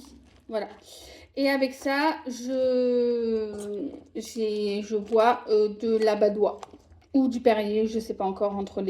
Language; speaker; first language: French; native; French